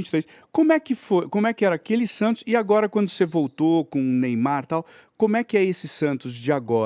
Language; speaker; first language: Portuguese; native; Portuguese